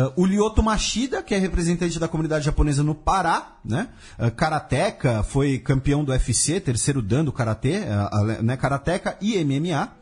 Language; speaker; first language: Portuguese; native; Portuguese